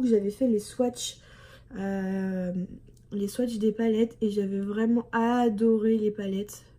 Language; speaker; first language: French; native; French